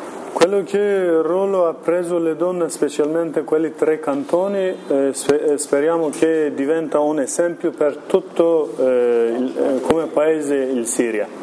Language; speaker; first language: Italian; non-native, learner; Kurdish